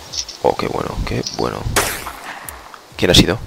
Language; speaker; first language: Spanish; native; Spanish